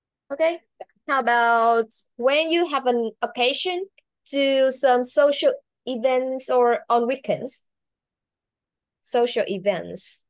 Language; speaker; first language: English; non-native, learner; Vietnamese